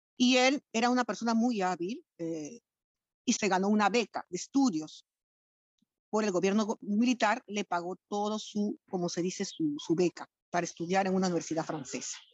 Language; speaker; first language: Spanish; native; Spanish